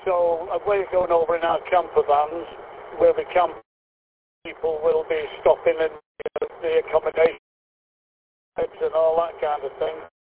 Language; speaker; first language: English; native; English